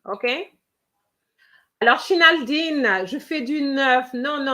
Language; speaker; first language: French; non-native, fluent; English